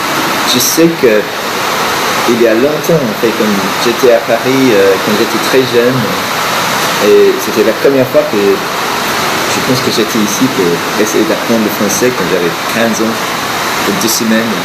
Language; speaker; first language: French; non-native, fluent; English